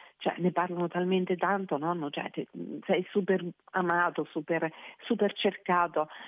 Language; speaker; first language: Italian; native; Italian